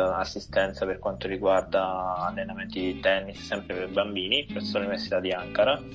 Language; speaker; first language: Italian; native; Italian